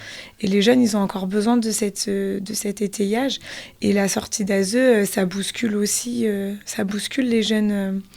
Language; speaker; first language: French; native; French